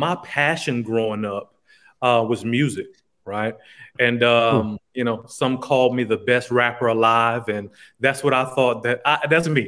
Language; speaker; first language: English; native; English